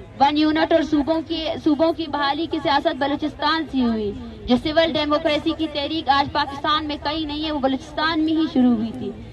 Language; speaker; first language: Urdu; non-native, local second language; Baluchi